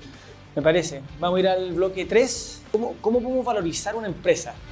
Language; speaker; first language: Spanish; native; Spanish